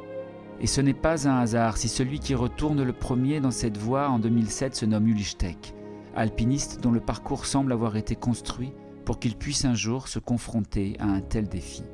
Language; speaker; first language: French; native; French